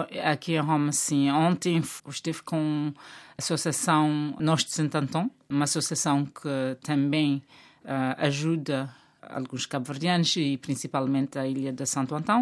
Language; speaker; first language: Portuguese; non-native, local second language; Kabuverdianu